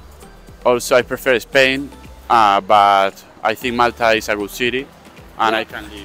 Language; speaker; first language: English; non-native, learner; Spanish